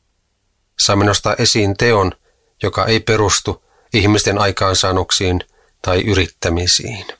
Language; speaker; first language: Finnish; native; Finnish